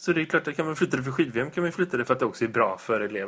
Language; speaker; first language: Swedish; native; Swedish